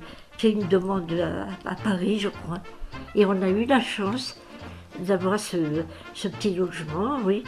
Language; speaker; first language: French; native; French